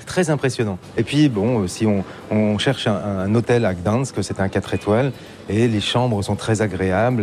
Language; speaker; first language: French; native; French